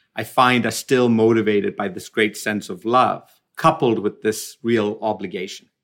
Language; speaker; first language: English; non-native, local second language; Tamil